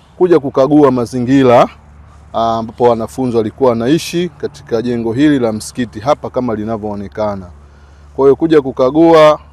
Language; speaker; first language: Swahili; native; Swahili